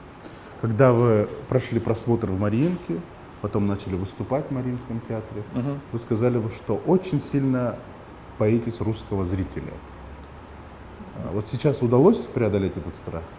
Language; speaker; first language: Russian; non-native, learner; Korean